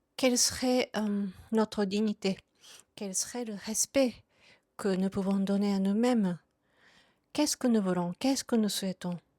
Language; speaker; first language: French; non-native, fluent; Japanese